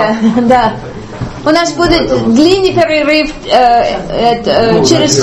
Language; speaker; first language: Russian; non-native, learner; English